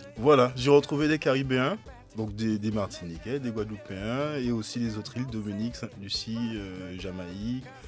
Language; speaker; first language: French; native; French